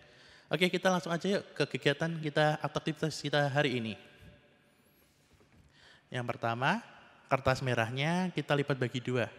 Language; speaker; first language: Indonesian; native; Indonesian